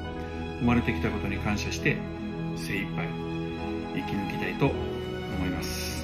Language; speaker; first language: Japanese; native; Japanese